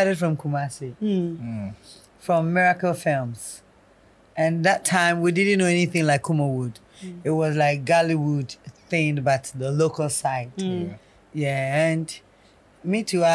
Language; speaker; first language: English; non-native, local second language; Akan